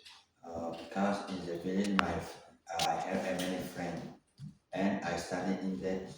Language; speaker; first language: English; non-native, learner; Tajik